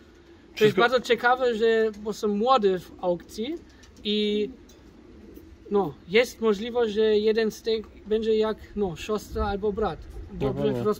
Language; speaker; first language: Polish; early bilingual, heritage; German